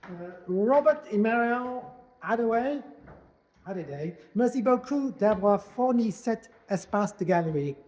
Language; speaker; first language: French; non-native, fluent; English